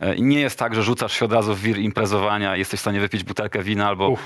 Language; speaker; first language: Polish; native; Polish